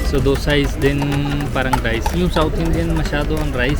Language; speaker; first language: Filipino; non-native, learner; Punjabi